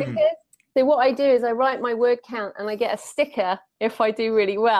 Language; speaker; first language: English; native; English